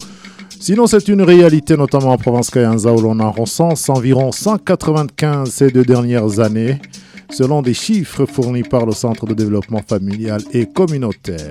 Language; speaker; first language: French; non-native, local second language; Rundi